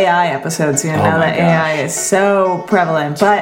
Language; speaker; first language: English; native; English